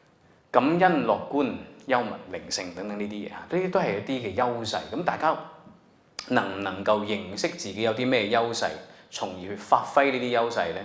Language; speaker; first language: Cantonese; native; Cantonese